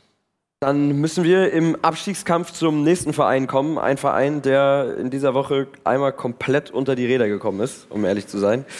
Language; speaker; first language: German; native; German